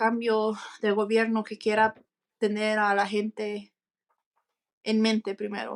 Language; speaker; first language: Spanish; early bilingual, heritage; Spanish